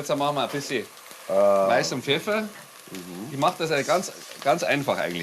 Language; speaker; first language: German; native; German